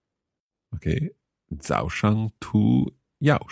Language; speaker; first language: Chinese; non-native, learner; English